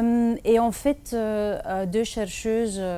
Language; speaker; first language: French; non-native, fluent; Dutch